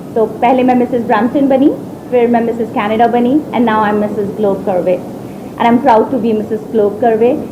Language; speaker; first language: Hindi; native; Hindi